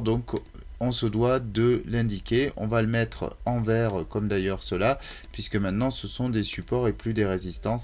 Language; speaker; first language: French; native; French